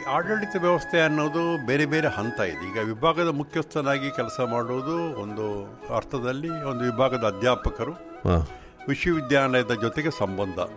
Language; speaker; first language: Kannada; non-native, local second language; Tulu